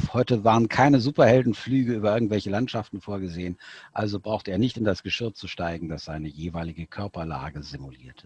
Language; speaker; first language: German; native; German